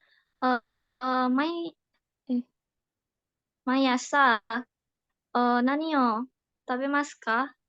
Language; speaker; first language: Japanese; non-native, learner; Indonesian